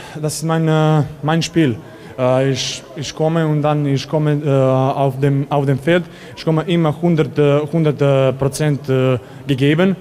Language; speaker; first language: German; non-native, learner; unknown